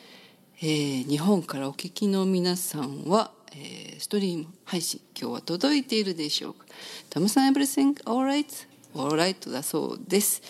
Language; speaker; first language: Japanese; native; Japanese